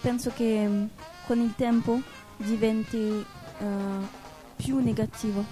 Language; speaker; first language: Italian; non-native, learner; French